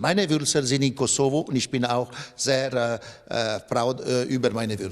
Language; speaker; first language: German; non-native, local second language; French